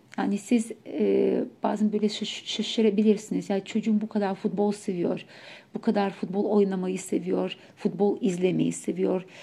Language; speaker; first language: Turkish; non-native, fluent; Ukrainian